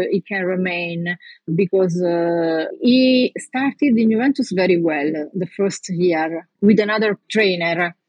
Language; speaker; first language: English; non-native, learner; Italian